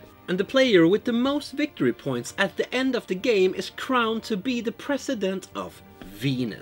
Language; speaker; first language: English; non-native, fluent; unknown